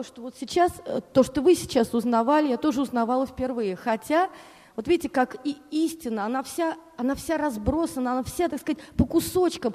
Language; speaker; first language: Russian; native; Russian